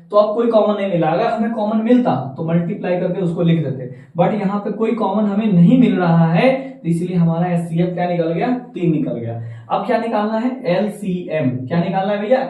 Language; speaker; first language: Hindi; native; Hindi